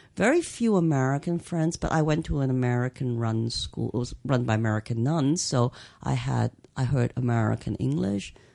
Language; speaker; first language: English; native; English